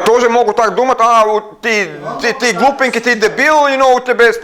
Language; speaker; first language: Russian; non-native, learner; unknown